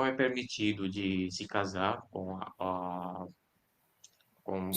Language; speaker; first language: Portuguese; non-native, fluent; Indonesian